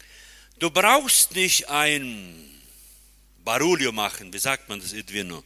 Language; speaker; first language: German; early bilingual, heritage; German